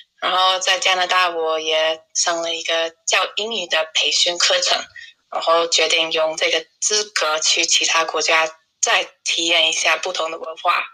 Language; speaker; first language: Chinese; non-native, fluent; English